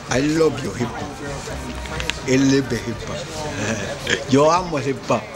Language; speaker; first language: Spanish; native; Spanish